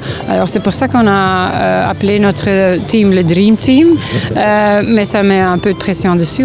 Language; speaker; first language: French; non-native, local second language; Dutch